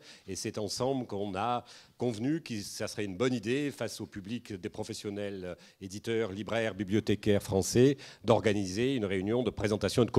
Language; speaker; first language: French; native; French